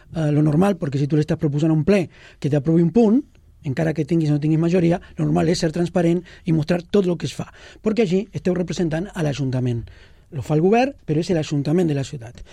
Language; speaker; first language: Catalan; non-native, local second language; Spanish